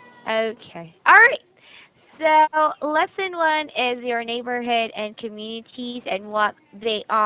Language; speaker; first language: English; non-native, fluent; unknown